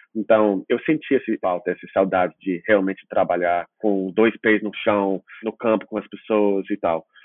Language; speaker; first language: Portuguese; non-native, fluent; English